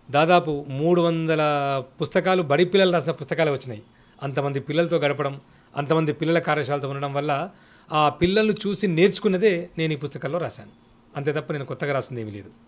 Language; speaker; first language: Telugu; native; Telugu